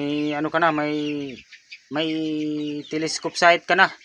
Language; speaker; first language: Filipino; native; Filipino